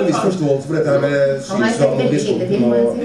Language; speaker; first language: Norwegian; native; Norwegian